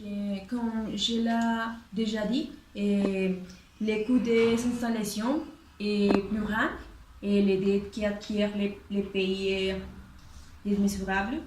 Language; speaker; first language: French; non-native, learner; Spanish